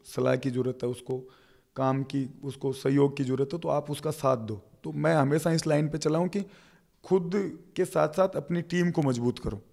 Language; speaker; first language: Hindi; native; Hindi